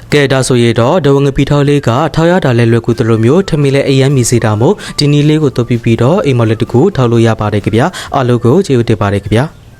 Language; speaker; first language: Burmese; native; Burmese